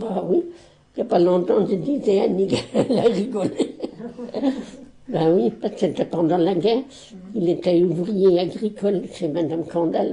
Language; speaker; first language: French; non-native, local second language; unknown